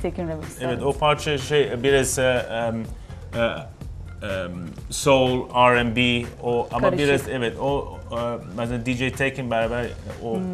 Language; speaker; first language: Turkish; non-native, learner; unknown